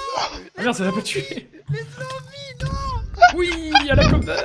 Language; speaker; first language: French; native; French